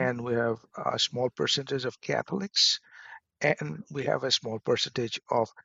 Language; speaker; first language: English; non-native, local second language; Bangla